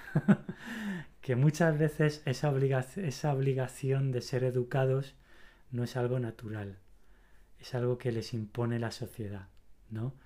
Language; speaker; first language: Spanish; native; Spanish